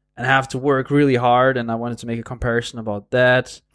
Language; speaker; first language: English; non-native, fluent; Portuguese